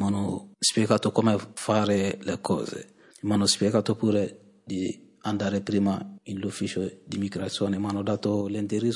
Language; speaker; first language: Italian; non-native, fluent; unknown